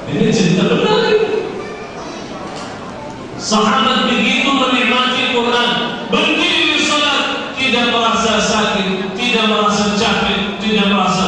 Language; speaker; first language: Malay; non-native, fluent; Arabic